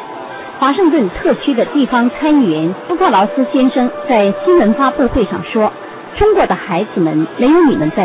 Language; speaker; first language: Chinese; native; Chinese